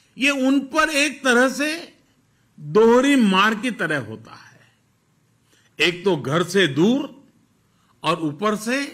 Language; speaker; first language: Hindi; non-native, local second language; Gujarati